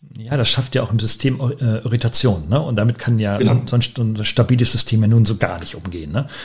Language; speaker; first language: German; native; German